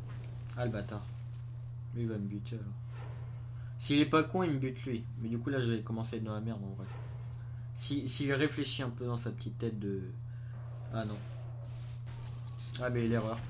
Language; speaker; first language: French; native; French